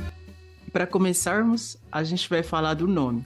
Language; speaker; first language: Portuguese; non-native, fluent; French